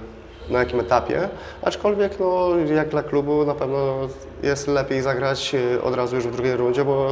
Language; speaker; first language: Polish; native; Polish